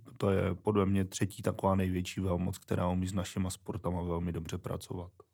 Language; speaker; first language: Czech; native; Czech